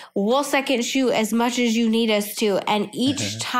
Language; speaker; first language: English; native; English